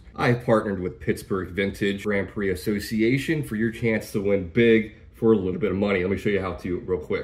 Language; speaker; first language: English; native; English